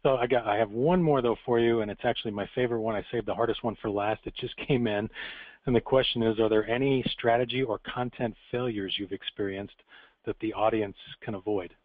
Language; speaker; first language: English; native; English